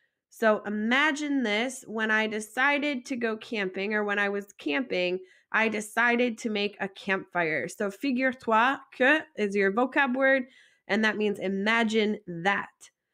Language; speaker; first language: English; native; English